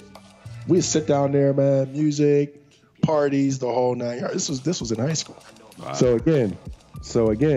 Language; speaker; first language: English; native; English